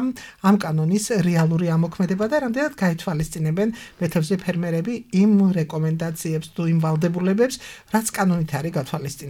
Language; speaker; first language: Georgian; native; Georgian